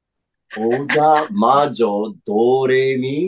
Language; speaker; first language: Japanese; non-native, fluent; English